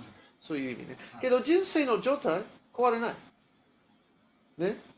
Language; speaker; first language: Japanese; non-native, learner; English